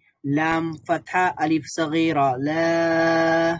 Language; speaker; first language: Arabic; non-native, learner; Bangla